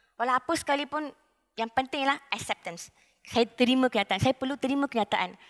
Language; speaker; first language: Malay; non-native, local second language; Tamil